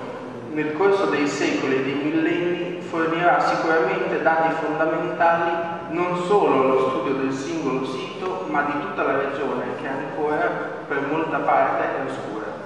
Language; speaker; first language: Italian; native; Italian